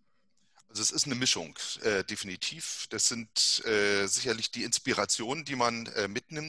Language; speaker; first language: German; native; German